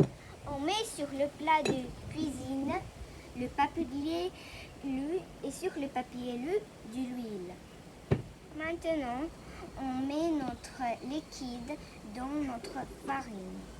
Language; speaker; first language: French; non-native, learner; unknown